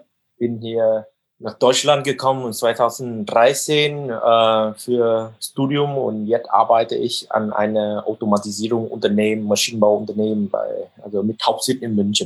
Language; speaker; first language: German; non-native, fluent; Vietnamese